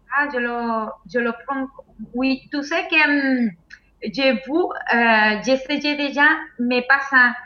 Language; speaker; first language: French; non-native, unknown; Spanish